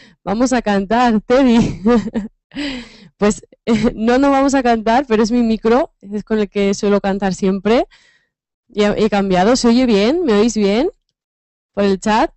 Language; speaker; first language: Spanish; native; Spanish